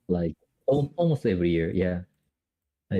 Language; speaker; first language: English; non-native, fluent; Japanese